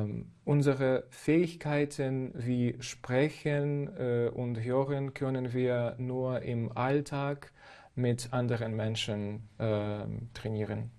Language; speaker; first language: German; non-native, fluent; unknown